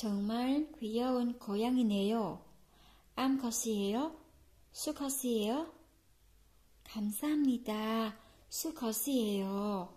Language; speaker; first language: Korean; non-native, fluent; Vietnamese